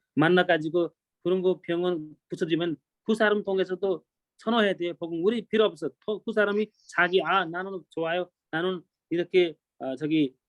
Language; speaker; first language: Korean; non-native, learner; Nepali